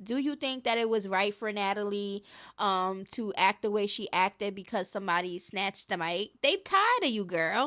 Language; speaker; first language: English; native; English